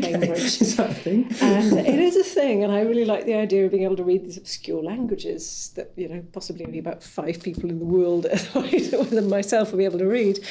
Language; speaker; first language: English; native; English